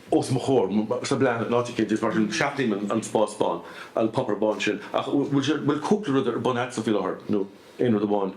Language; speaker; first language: Irish; native; Irish